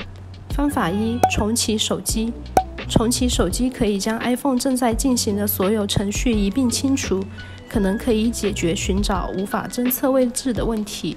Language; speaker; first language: Chinese; native; Chinese